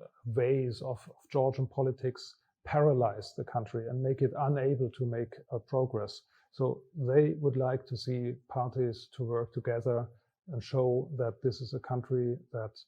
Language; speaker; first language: English; non-native, fluent; German